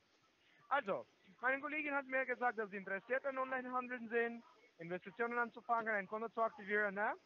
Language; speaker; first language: German; non-native, fluent; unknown